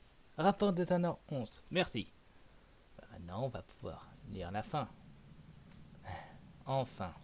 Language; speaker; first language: French; native; French